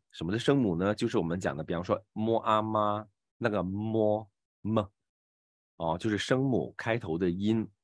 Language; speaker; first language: Chinese; native; Chinese